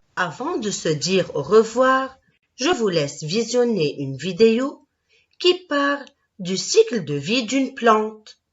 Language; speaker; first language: French; non-native, local second language; Arabic